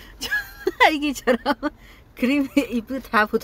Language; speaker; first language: Korean; non-native, learner; Vietnamese